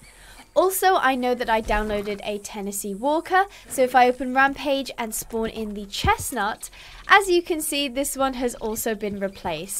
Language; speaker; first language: English; native; English